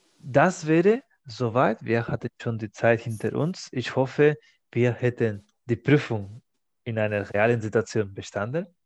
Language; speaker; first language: German; non-native, fluent; Spanish